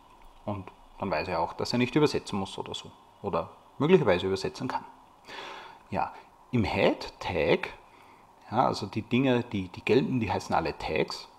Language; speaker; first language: German; native; German